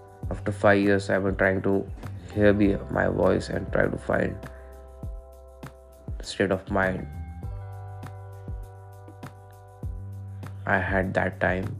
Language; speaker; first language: English; non-native, local second language; Marathi